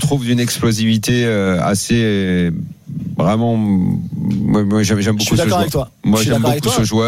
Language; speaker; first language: French; native; French